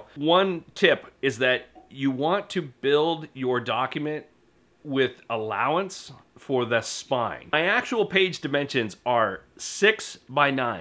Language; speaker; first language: English; native; English